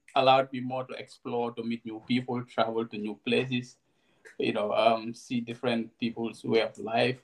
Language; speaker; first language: English; non-native, local second language; Wolof